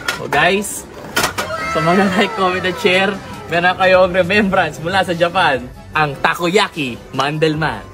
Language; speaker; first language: Filipino; native; Filipino